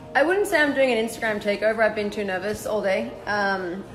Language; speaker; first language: English; native; English